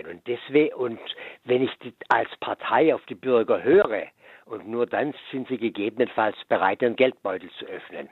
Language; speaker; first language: German; native; German